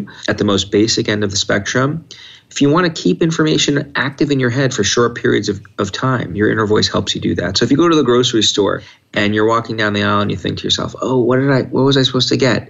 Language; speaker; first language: English; native; English